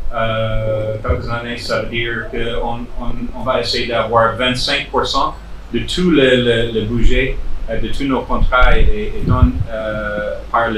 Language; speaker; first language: French; non-native, fluent; English